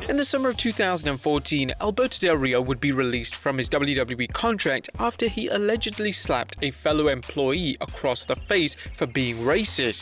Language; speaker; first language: English; native; English